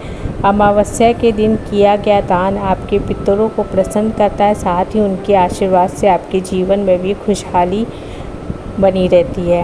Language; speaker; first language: Hindi; native; Hindi